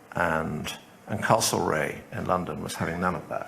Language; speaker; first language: English; native; English